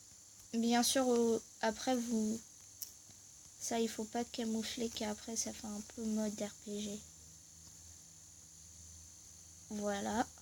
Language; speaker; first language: French; native; French